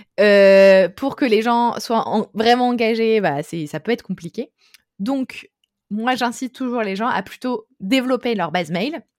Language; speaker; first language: French; native; French